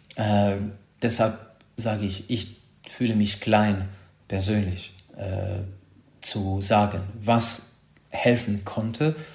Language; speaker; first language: German; non-native, fluent; Hungarian